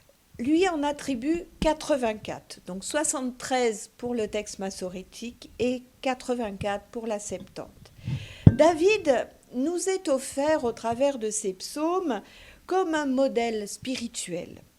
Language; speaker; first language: French; native; French